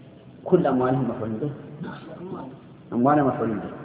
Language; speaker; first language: Arabic; native; Arabic